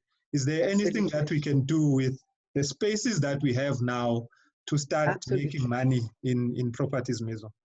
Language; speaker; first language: English; non-native, local second language; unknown